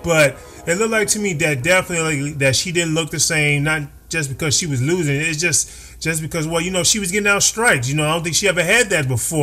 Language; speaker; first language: English; native; English